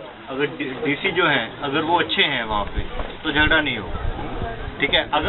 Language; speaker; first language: Hindi; non-native, local second language; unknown